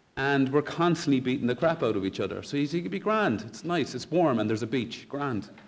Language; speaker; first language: English; native; English